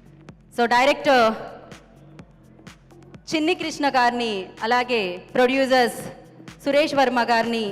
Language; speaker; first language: Telugu; native; Telugu